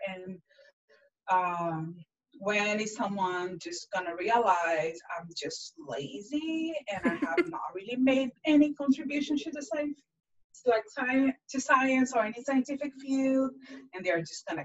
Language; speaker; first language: English; non-native, fluent; Portuguese